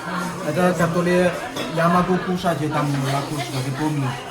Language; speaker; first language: Russian; non-native, learner; Chinese